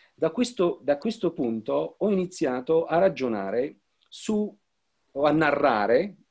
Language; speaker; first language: Italian; non-native, fluent; Arabic